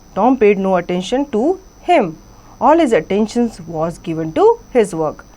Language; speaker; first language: English; non-native, local second language; Hindi